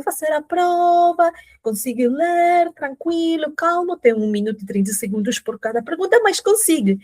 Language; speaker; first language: Portuguese; non-native, fluent; Spanish